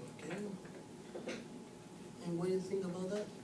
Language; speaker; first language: English; non-native, learner; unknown